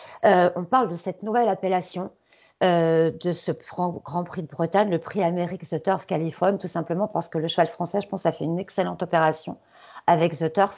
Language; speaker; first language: French; native; French